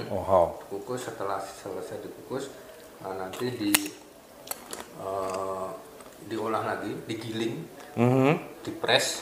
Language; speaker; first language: Indonesian; native; Indonesian